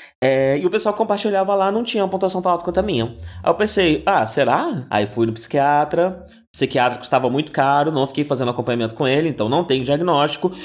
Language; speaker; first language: Portuguese; native; Portuguese